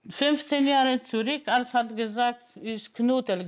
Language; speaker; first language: German; non-native, learner; Polish